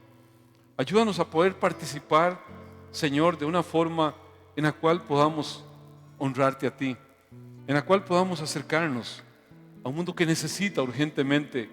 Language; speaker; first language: Spanish; native; Spanish